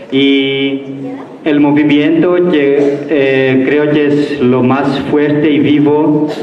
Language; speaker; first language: Spanish; non-native, learner; Greek